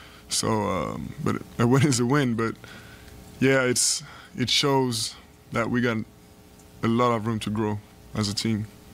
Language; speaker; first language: English; non-native, fluent; French